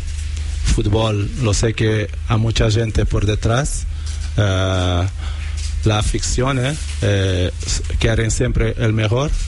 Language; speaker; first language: Spanish; non-native, fluent; Portuguese